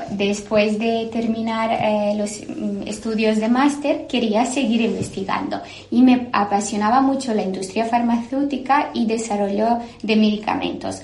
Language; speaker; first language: Spanish; non-native, fluent; Serbian